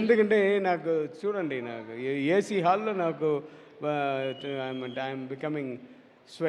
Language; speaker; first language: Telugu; non-native, learner; Tamil